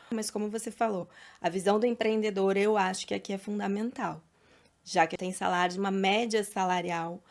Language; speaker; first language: Portuguese; native; Portuguese